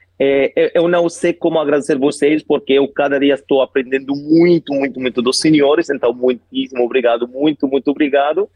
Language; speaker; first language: Portuguese; non-native, fluent; Arabic